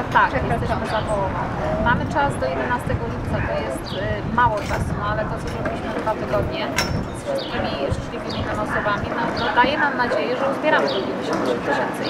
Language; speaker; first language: Polish; native; Polish